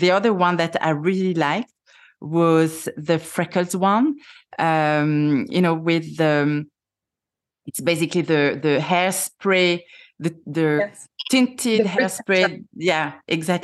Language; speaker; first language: English; non-native, fluent; French